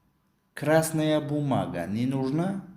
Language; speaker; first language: Russian; non-native, local second language; Tajik